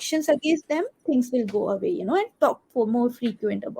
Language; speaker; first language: English; non-native, local second language; Hindi